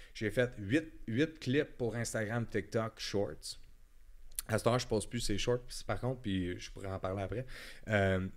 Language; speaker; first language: French; native; French